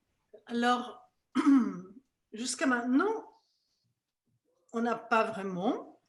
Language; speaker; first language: French; non-native, fluent; Spanish